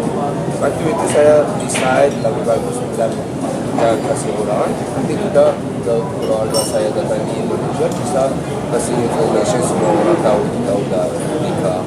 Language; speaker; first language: Indonesian; non-native, learner; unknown